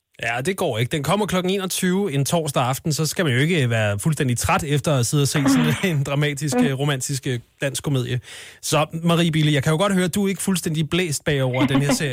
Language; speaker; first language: Danish; native; Danish